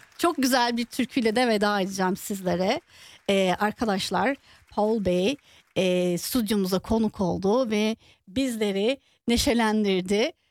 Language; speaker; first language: Turkish; early bilingual, heritage; Turkish